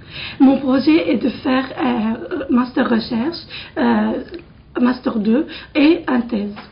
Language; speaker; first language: French; non-native, local second language; Arabic